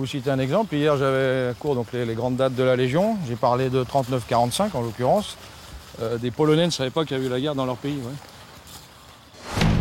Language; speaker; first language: French; native; French